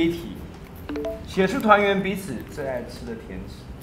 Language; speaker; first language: Chinese; native; Chinese